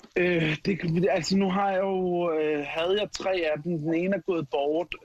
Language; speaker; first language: Danish; early bilingual, other home language; Arabic